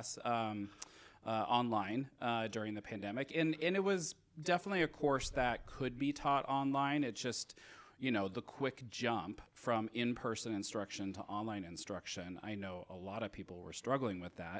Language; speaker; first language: English; native; English